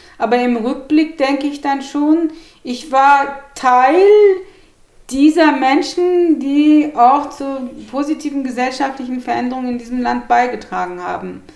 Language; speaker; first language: German; early bilingual, other home language; Turkish